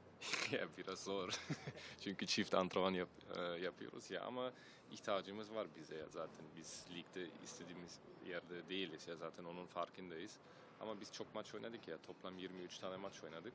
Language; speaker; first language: Turkish; early bilingual, heritage; German